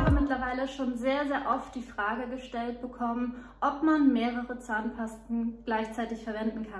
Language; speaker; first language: German; native; German